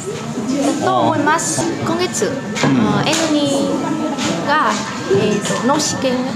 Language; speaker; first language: Japanese; non-native, learner; Vietnamese